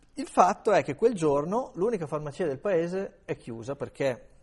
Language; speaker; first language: Italian; native; Italian